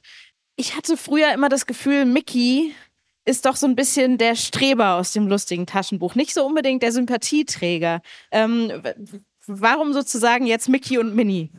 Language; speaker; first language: German; native; German